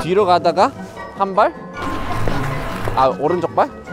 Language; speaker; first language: Korean; non-native, fluent; English